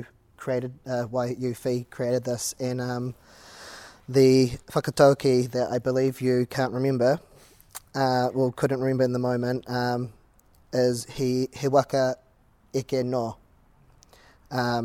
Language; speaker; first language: English; native; English